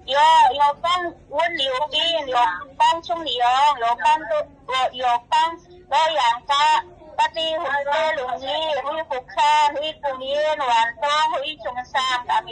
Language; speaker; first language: Cantonese; non-native, learner; Indonesian